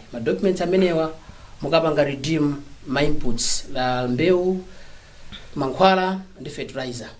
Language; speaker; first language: Nyanja; non-native, local second language; Tumbuka